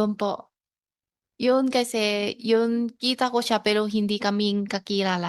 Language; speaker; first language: Filipino; non-native, learner; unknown